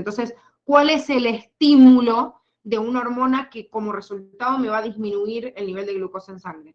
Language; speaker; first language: Spanish; native; Spanish